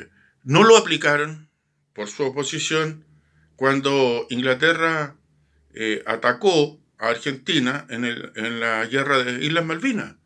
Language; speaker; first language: Spanish; native; Spanish